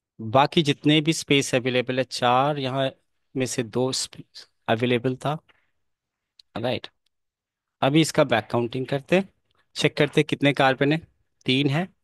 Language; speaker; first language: Hindi; native; Hindi